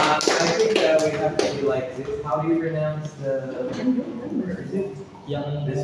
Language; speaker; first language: English; non-native, fluent; Indonesian